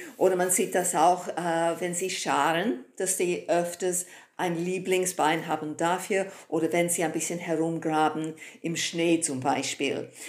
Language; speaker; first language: German; non-native, fluent; English